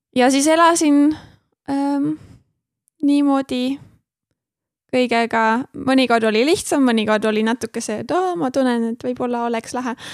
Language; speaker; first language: Estonian; non-native, fluent; German